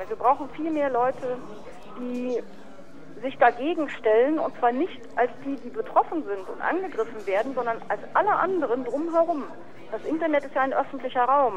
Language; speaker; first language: German; native; German